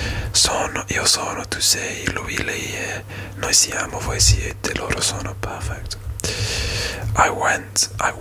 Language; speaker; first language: Italian; non-native, learner; English